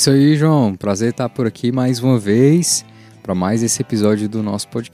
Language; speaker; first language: Portuguese; native; Portuguese